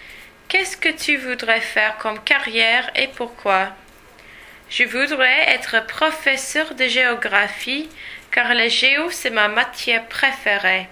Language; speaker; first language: French; non-native, learner; English